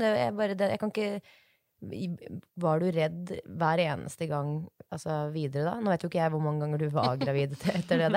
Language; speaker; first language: Norwegian; native; Norwegian